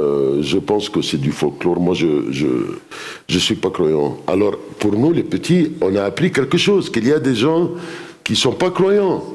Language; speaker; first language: French; non-native, fluent; Arabic